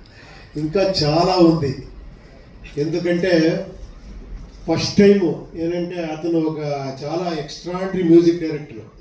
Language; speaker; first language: Telugu; non-native, fluent; Kannada